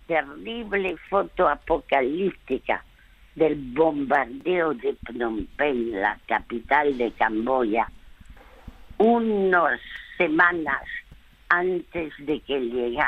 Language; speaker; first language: Spanish; early bilingual, other home language; French